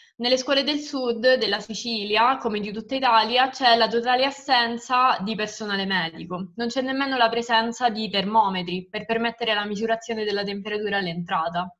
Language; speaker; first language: Italian; native; Italian